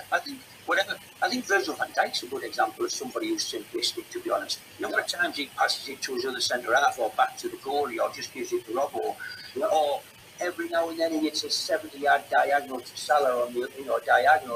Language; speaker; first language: English; native; English